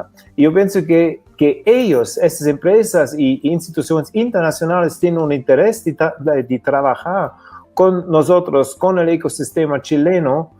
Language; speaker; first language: Spanish; non-native, fluent; German